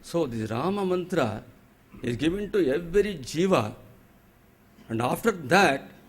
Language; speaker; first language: English; non-native, local second language; Telugu